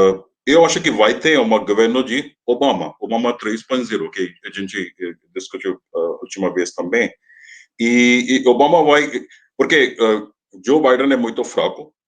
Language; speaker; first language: Portuguese; non-native, fluent; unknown